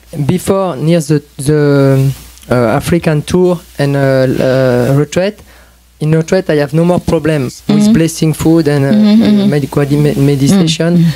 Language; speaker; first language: English; non-native, learner; French